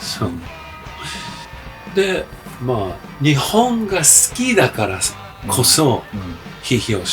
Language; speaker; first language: Japanese; early bilingual, heritage; English